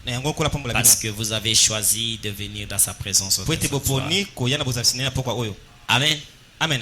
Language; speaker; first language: Haitian Creole; non-native, local second language; Lingala